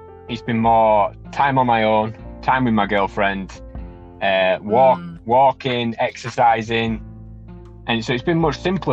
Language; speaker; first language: English; native; English